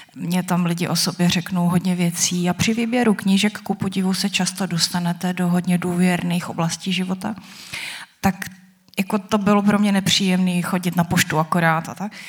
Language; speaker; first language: Czech; native; Czech